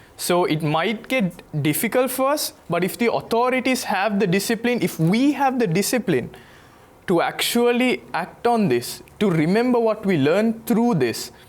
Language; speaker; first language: English; non-native, local second language; Sinhala